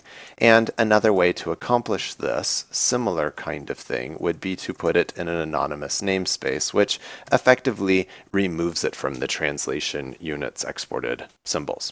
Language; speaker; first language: English; native; English